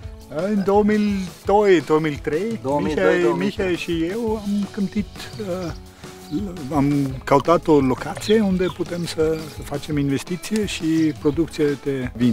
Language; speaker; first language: Romanian; non-native, learner; German